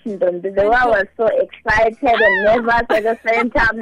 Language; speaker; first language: English; non-native, local second language; Southern Sotho